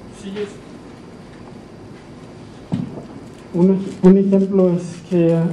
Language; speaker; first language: Spanish; non-native, learner; German